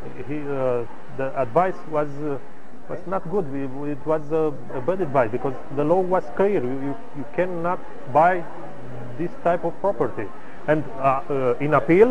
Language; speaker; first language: English; non-native, learner; Romanian